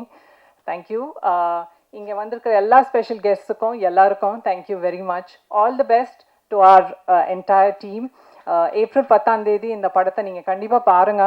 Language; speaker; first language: Tamil; non-native, learner; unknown